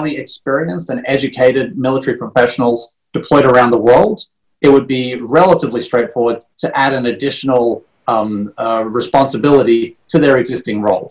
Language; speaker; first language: English; native; English